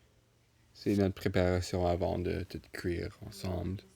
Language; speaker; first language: French; non-native, local second language; English